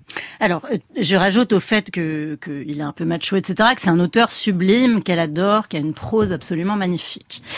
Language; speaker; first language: French; native; French